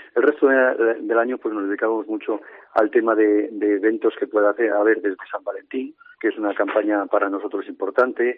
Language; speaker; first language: Spanish; native; Spanish